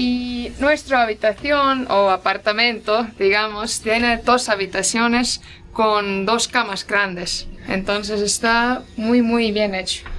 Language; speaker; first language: Spanish; non-native, fluent; Estonian